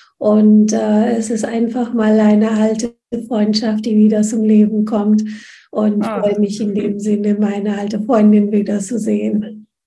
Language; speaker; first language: German; non-native, fluent; Hindi